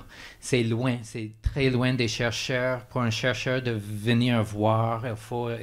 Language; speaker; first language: French; non-native, fluent; English